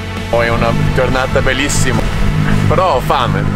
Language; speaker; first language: Italian; non-native, fluent; Danish